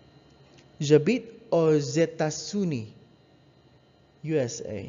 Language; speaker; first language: French; non-native, learner; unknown